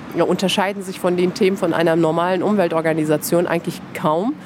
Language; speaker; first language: German; native; German